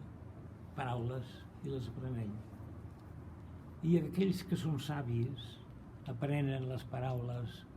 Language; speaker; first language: Catalan; non-native, fluent; Portuguese